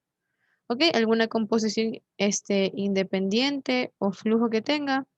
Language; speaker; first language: Spanish; native; Spanish